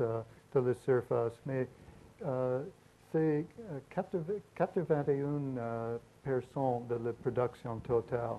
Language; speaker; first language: French; non-native, learner; English